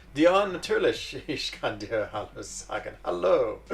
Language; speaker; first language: German; non-native, learner; English